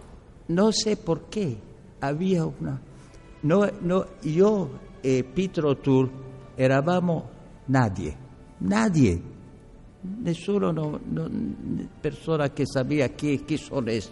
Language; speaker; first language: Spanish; non-native, learner; Arabic